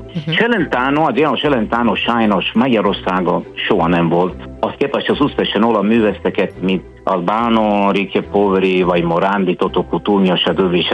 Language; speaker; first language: Hungarian; non-native, fluent; Italian